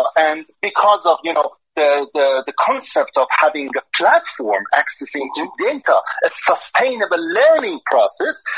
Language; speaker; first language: English; non-native, fluent; Persian